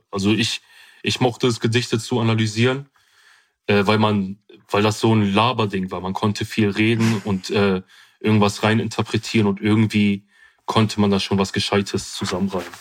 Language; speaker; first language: German; early bilingual, other home language; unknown